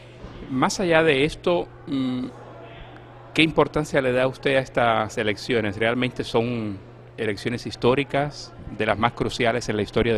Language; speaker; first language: Spanish; native; Spanish